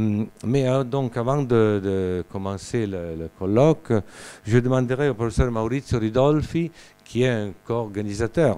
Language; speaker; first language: French; non-native, fluent; Italian